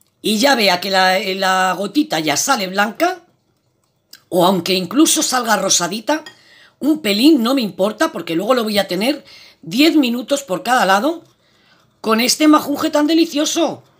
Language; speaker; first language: Spanish; native; Spanish